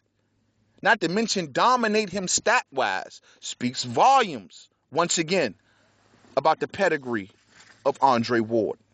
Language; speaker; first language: English; native; English